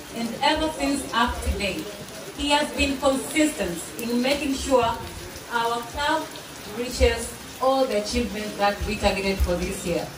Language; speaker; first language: English; non-native, local second language; Swahili